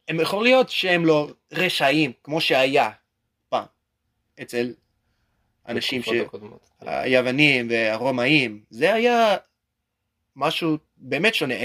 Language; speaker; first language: Hebrew; non-native, learner; English